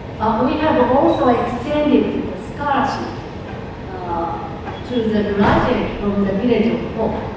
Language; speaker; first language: English; non-native, learner; Japanese